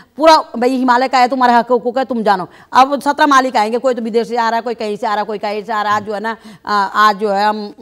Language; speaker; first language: Hindi; native; Hindi